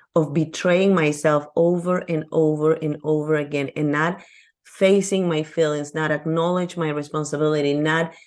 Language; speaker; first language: English; non-native, fluent; Spanish